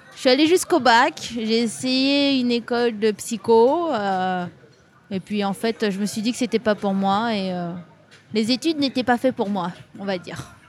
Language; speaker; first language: French; native; French